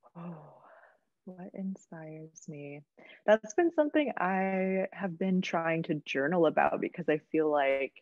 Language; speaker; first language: English; native; English